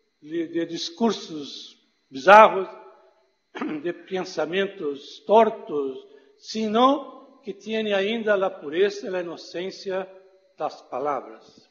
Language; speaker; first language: Portuguese; non-native, fluent; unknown